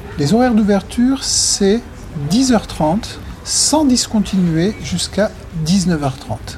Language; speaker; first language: French; native; French